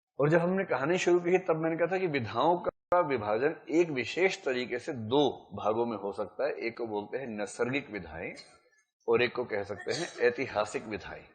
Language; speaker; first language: Hindi; native; Hindi